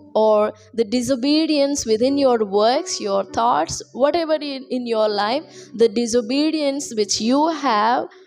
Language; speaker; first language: English; non-native, local second language; Telugu